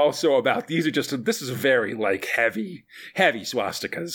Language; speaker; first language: English; native; English